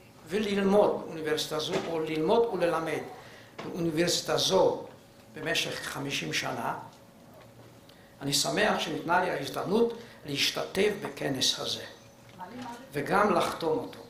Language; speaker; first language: Hebrew; non-native, fluent; Hungarian